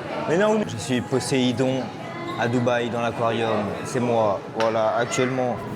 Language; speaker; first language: French; native; French